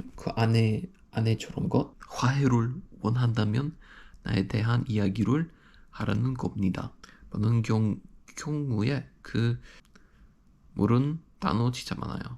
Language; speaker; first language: Korean; non-native, learner; English